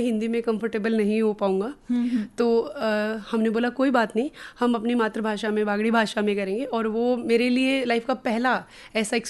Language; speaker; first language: Hindi; non-native, local second language; Rajasthani